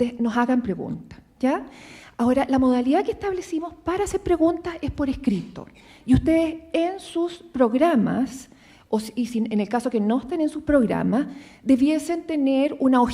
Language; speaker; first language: Spanish; native; Spanish